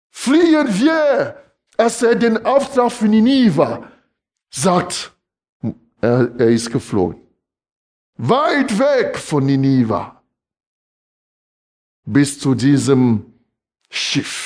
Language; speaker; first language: German; non-native, fluent; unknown